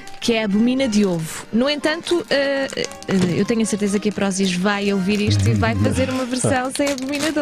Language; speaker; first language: Portuguese; native; Portuguese